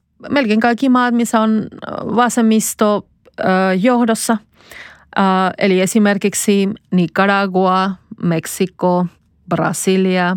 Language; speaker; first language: Finnish; non-native, fluent; Spanish